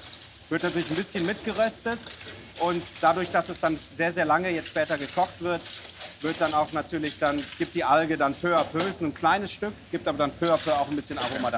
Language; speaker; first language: German; native; German